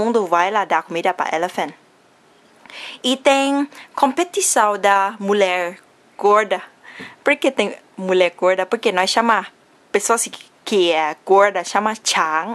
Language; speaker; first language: Portuguese; non-native, learner; Thai